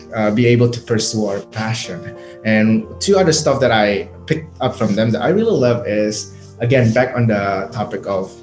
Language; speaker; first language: English; non-native, fluent; Indonesian